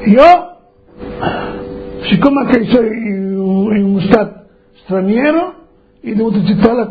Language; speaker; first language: Italian; non-native, local second language; Friulian